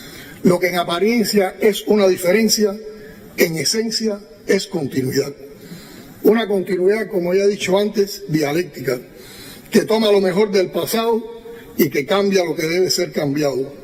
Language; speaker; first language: Spanish; native; Spanish